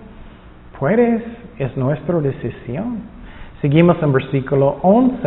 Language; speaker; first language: Spanish; non-native, fluent; English